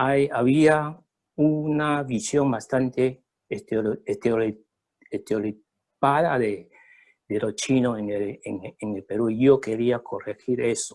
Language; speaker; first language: Spanish; early bilingual, other home language; Chinese